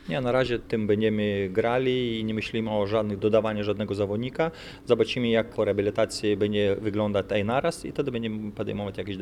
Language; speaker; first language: Polish; non-native, fluent; Lithuanian